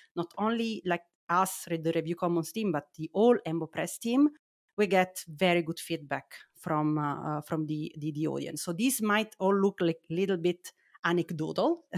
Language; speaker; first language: English; non-native, fluent; Italian